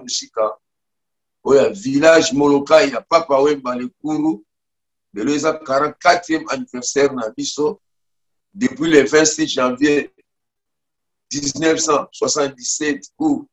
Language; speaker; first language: French; non-native, local second language; Lingala